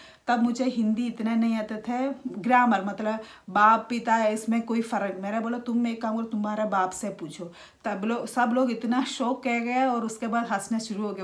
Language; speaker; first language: Hindi; non-native, local second language; Malayalam